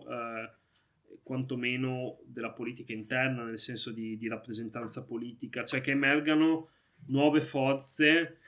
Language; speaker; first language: Italian; early bilingual, other home language; Arabic